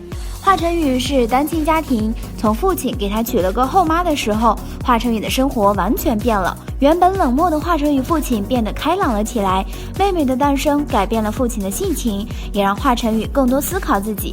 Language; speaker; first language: Chinese; native; Chinese